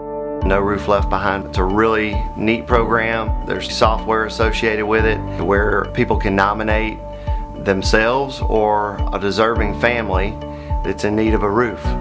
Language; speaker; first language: English; native; English